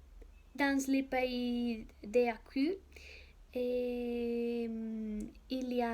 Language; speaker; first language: French; non-native, learner; Spanish